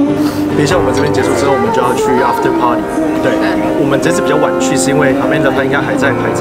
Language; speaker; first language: Chinese; native; Chinese